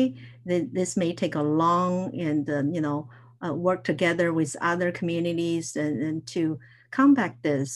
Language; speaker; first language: English; non-native, fluent; Chinese